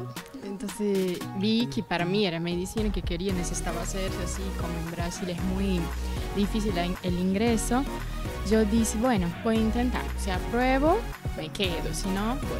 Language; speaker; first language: Spanish; non-native, fluent; Portuguese